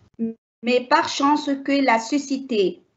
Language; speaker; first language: French; non-native, learner; Arabic